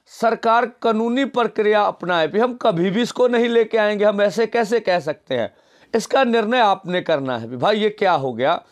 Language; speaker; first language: Hindi; non-native, local second language; Punjabi